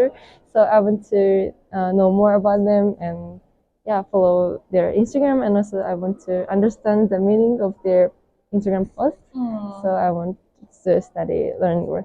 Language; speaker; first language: English; non-native, fluent; Japanese